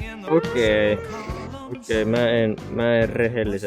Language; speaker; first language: Finnish; native; Finnish